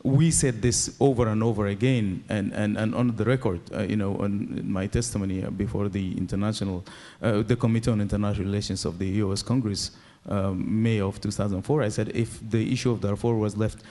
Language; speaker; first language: English; non-native, fluent; Arabic